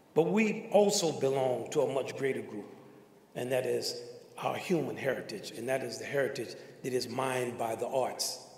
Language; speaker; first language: English; native; English